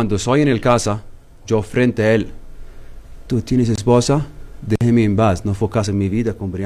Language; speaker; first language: Spanish; non-native, learner; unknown